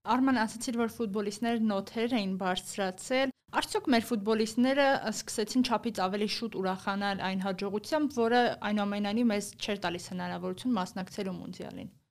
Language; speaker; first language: Armenian; native; Armenian